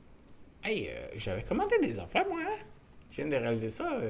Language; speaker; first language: French; native; French